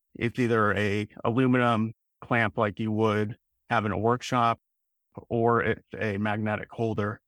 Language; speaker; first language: English; native; English